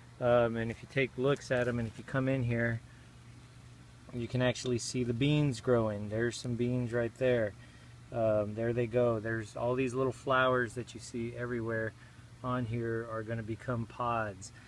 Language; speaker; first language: English; native; English